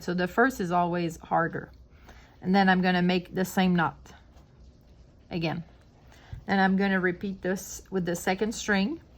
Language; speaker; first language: English; non-native, fluent; French